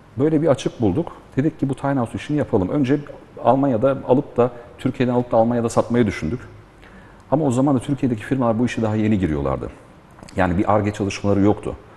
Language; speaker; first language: Turkish; early bilingual, heritage; Turkish